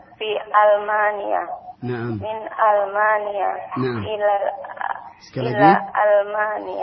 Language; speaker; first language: Arabic; non-native, learner; Indonesian